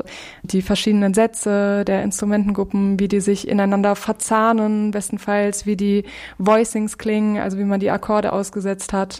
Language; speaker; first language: German; native; German